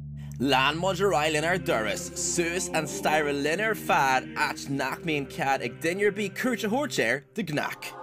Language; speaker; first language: Irish; non-native, local second language; English